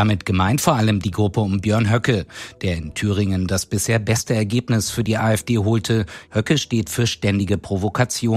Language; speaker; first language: German; native; German